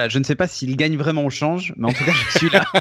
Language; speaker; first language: French; native; French